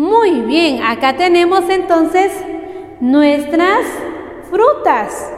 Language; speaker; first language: Spanish; non-native, local second language; Kaqchikel